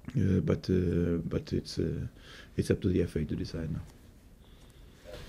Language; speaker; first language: English; non-native, fluent; Portuguese